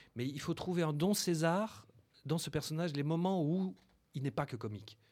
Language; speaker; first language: French; native; French